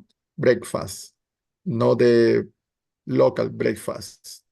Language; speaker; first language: English; non-native, learner; Spanish